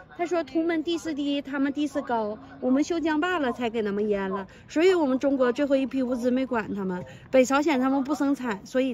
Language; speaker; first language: Chinese; native; Chinese